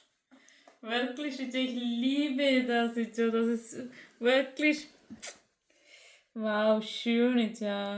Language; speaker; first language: German; non-native, learner; Malayalam